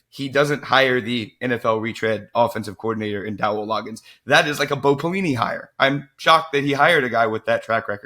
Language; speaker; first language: English; native; English